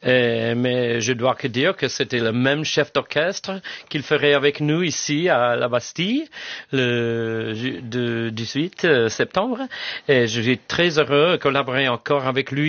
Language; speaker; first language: French; non-native, fluent; English